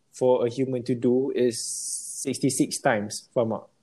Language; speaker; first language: English; non-native, local second language; Malay